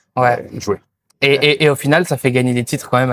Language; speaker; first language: French; native; French